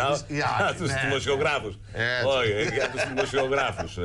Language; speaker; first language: Greek; native; Greek